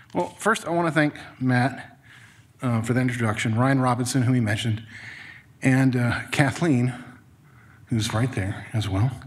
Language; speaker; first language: English; native; English